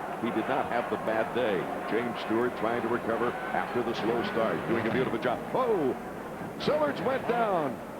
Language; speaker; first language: English; native; English